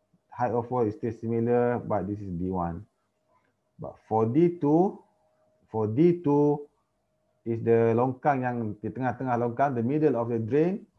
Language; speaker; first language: English; non-native, local second language; Malay